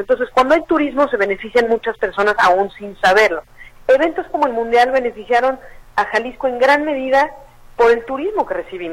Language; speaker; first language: Spanish; native; Spanish